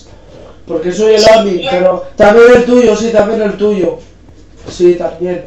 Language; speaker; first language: Spanish; native; Spanish